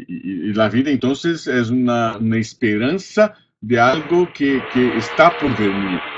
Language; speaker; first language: Spanish; non-native, fluent; Portuguese